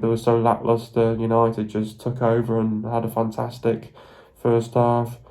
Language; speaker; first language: English; native; English